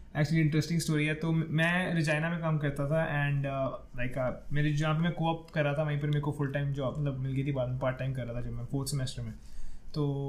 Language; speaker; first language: Hindi; non-native, local second language; Punjabi